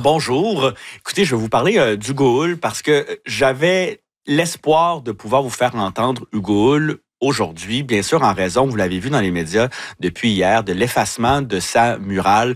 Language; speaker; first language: French; native; French